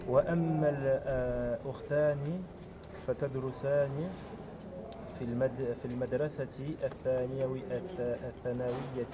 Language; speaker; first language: Arabic; non-native, learner; French